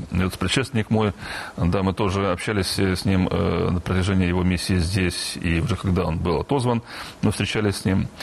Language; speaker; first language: Russian; non-native, local second language; Romanian